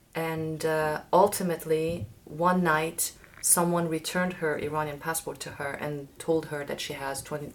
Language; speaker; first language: English; non-native, fluent; Persian